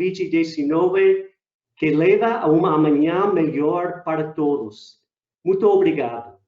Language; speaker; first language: Portuguese; non-native, fluent; English